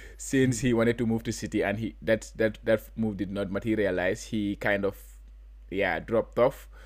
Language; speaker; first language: English; non-native, local second language; Wolof